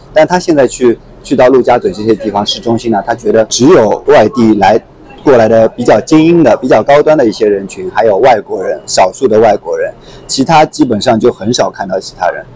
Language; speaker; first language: Chinese; native; Chinese